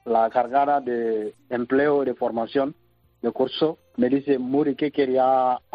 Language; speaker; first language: Spanish; non-native, learner; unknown